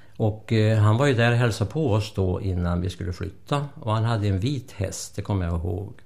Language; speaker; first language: Swedish; native; Swedish